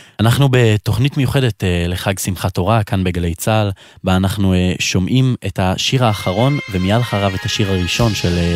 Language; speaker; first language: Hebrew; native; Hebrew